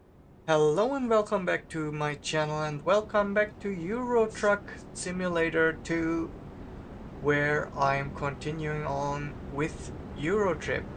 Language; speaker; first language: English; non-native, fluent; German